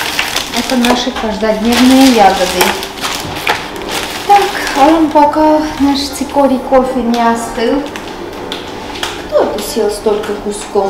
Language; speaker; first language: Russian; non-native, fluent; Armenian